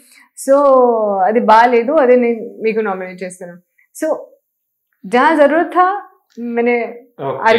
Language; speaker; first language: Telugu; non-native, learner; Hindi